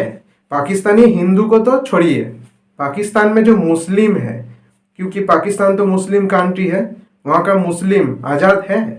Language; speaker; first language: Hindi; non-native, local second language; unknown